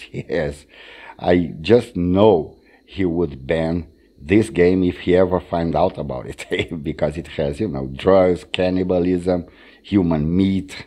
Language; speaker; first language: English; non-native, fluent; Portuguese